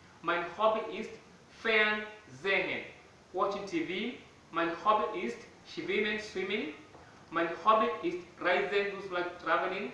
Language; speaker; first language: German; non-native, fluent; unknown